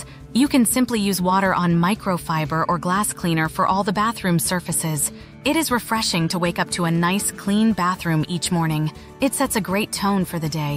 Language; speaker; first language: English; native; English